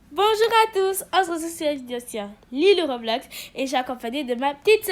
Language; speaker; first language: French; native; French